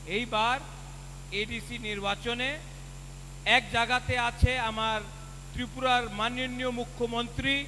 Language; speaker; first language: Bangla; non-native, local second language; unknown